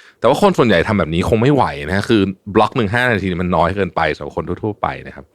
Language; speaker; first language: Thai; native; Thai